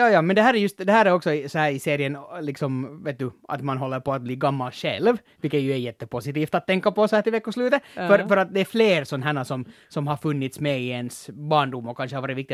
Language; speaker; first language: Swedish; native; Swedish